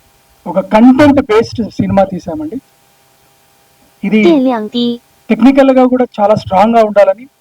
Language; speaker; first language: Telugu; native; Telugu